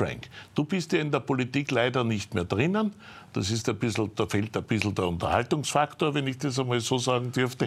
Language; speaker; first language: German; native; German